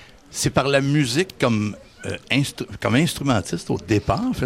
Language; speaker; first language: French; native; French